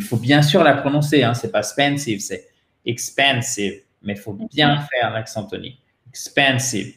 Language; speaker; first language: French; native; French